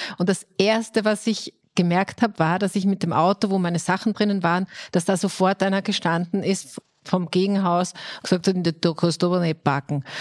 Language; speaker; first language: German; native; German